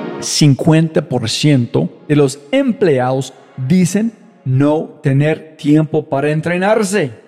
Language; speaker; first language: Spanish; non-native, fluent; English